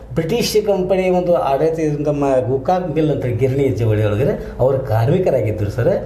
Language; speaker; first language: Kannada; native; Kannada